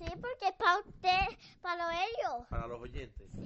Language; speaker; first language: Spanish; early bilingual, heritage; Spanish